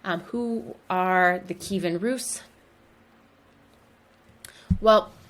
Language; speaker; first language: English; native; English